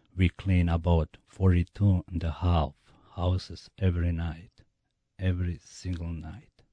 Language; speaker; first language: English; non-native, learner; Bosnian